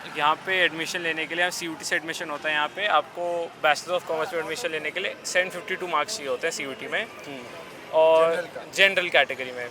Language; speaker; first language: Hindi; native; Hindi